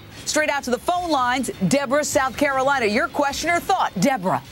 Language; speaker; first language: English; native; English